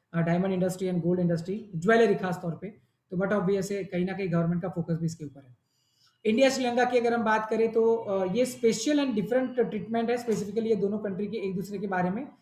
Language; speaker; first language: Hindi; non-native, local second language; Gujarati